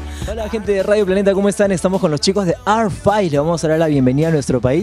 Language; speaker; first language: Spanish; native; Spanish